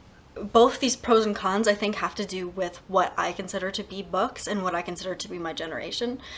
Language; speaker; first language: English; native; English